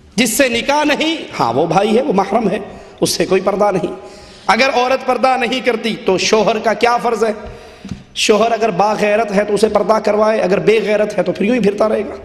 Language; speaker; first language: Urdu; non-native, local second language; Punjabi